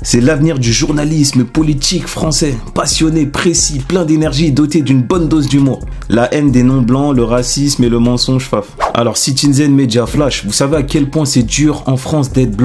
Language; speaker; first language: French; native; French